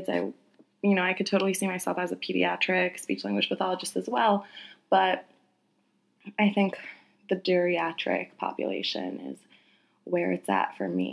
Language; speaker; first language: English; native; English